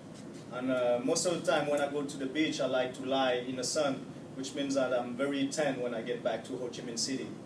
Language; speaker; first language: English; non-native, fluent; French